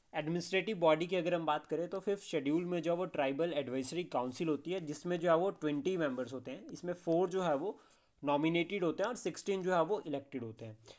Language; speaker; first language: Hindi; native; Hindi